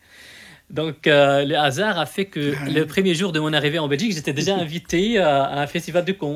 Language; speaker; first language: French; non-native, local second language; Arabic